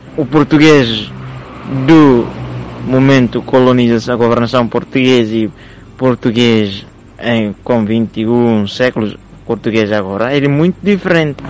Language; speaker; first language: Portuguese; non-native, fluent; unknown